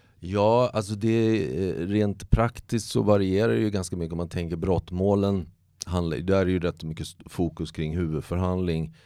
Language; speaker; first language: Swedish; native; Swedish